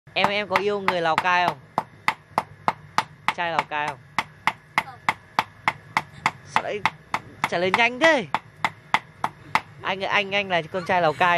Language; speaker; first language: Vietnamese; native; Vietnamese